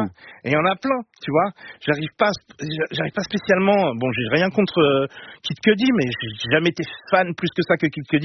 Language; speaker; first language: French; native; French